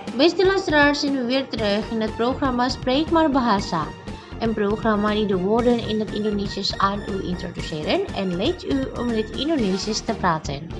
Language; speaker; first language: Dutch; non-native, fluent; Indonesian